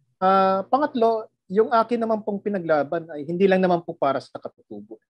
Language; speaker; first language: Filipino; non-native, local second language; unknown